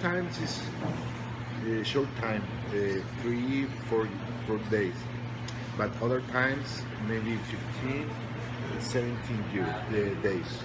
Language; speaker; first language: English; non-native, learner; Spanish